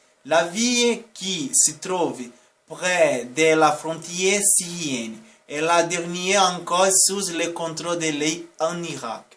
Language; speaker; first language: French; non-native, learner; Portuguese